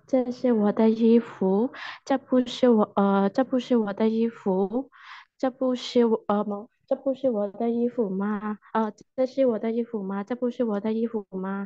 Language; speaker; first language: Chinese; non-native, learner; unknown